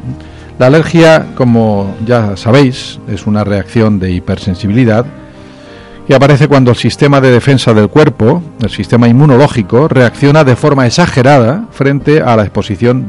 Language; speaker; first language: Spanish; native; Spanish